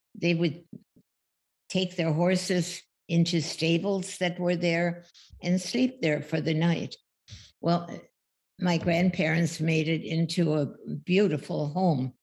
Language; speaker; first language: English; early bilingual, other home language; German